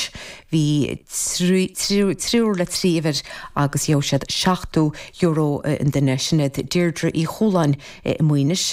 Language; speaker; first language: Irish; native; Irish